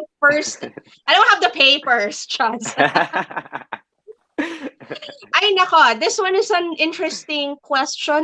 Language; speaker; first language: English; non-native, local second language; Filipino